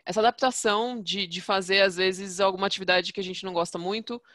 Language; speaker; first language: Portuguese; native; Portuguese